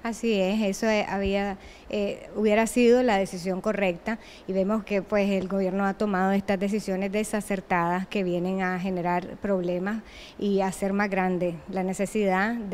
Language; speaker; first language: Spanish; native; Spanish